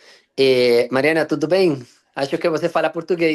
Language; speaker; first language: Portuguese; non-native, fluent; Spanish